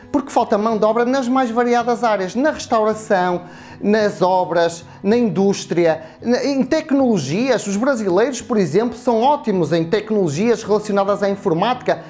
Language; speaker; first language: Portuguese; native; Portuguese